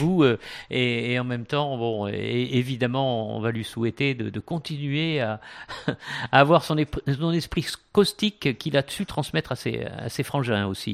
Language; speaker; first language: French; native; French